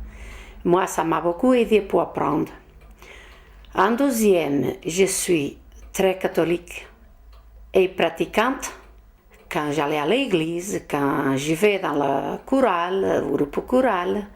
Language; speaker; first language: French; non-native, fluent; Portuguese